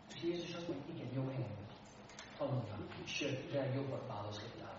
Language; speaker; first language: Hungarian; non-native, fluent; English